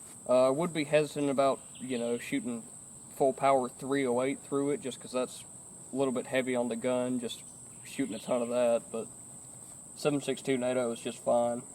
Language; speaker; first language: English; native; English